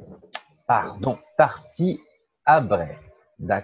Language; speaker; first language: French; non-native, fluent; Portuguese